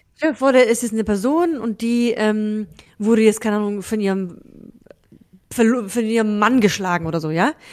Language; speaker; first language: German; early bilingual, other home language; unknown